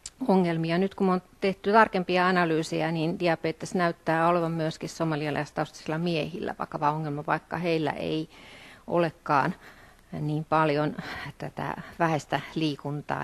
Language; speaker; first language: Finnish; native; Finnish